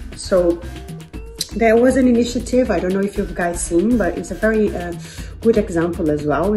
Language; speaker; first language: English; non-native, fluent; Portuguese